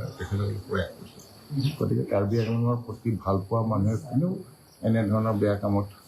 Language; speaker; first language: Assamese; non-native, local second language; Karbi